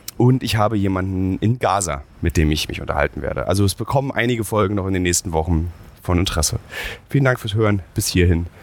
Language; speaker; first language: German; native; German